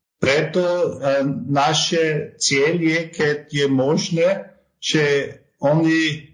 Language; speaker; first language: Slovak; non-native, learner; German